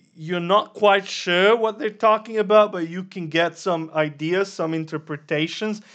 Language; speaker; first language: English; non-native, fluent; Serbian